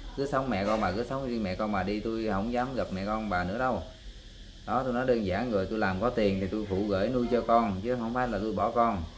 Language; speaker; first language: Vietnamese; non-native, local second language; Khmer